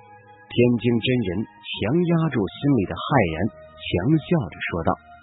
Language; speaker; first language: Chinese; native; Chinese